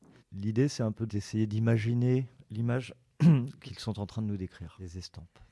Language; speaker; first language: French; native; French